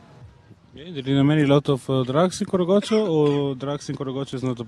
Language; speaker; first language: English; non-native, learner; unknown